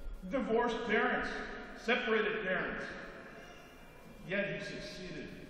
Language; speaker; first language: English; early bilingual, other home language; Spanish